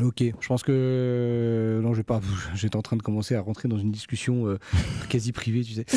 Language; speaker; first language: French; native; French